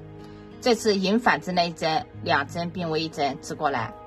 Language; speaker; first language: Chinese; native; Chinese